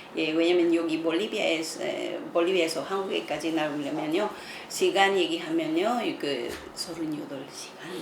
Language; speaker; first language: Korean; non-native, learner; Spanish